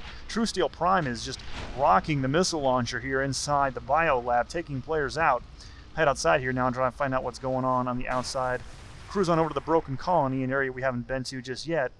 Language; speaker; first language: English; native; English